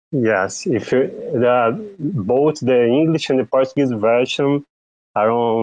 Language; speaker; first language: English; non-native, fluent; Portuguese